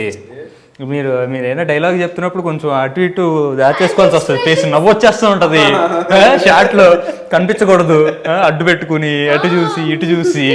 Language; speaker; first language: Telugu; native; Telugu